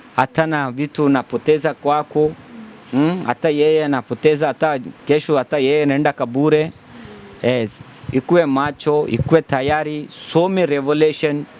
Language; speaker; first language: Swahili; non-native, learner; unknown